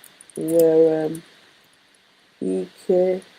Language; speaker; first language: Igbo; non-native, learner; English